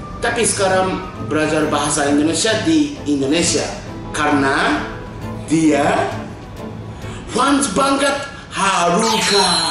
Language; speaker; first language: Indonesian; non-native, learner; Japanese